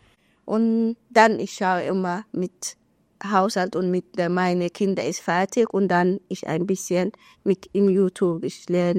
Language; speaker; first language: German; non-native, learner; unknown